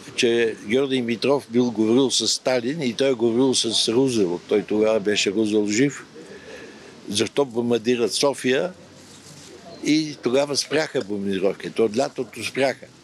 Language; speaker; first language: Bulgarian; native; Bulgarian